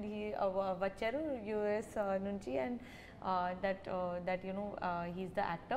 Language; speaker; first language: Telugu; non-native, learner; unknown